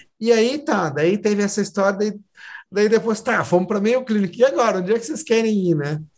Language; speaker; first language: Portuguese; native; Portuguese